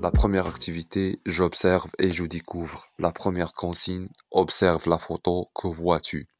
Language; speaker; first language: French; non-native, local second language; Arabic